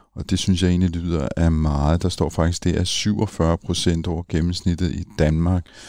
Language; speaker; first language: Danish; native; Danish